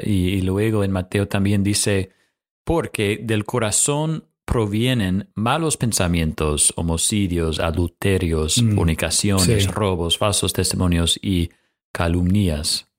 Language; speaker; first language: Spanish; non-native, fluent; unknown